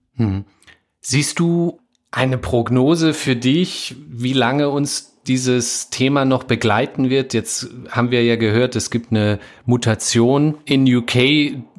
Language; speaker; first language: German; native; German